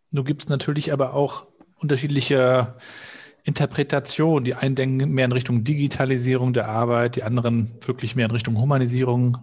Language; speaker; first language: German; native; German